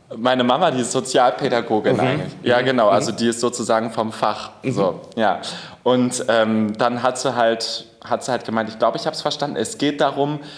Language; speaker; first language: German; native; German